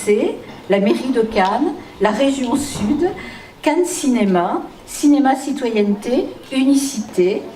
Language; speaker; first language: French; native; French